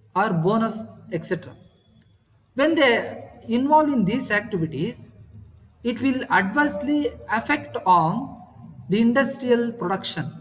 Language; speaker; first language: English; non-native, local second language; Kannada